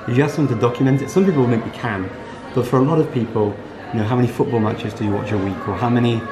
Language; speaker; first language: English; native; English